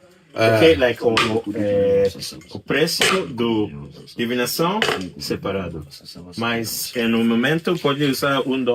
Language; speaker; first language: Portuguese; non-native, learner; English